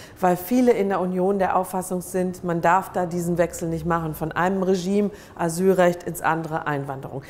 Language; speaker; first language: German; native; German